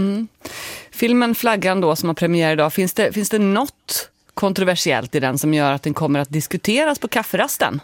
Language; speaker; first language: Swedish; native; Swedish